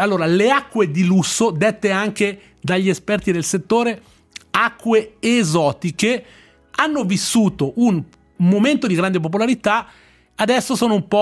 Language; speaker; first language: Italian; native; Italian